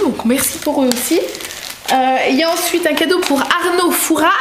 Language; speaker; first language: French; native; French